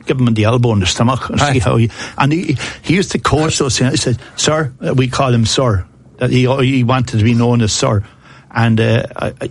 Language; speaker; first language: English; native; English